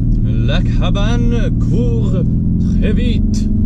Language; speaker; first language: French; non-native, learner; English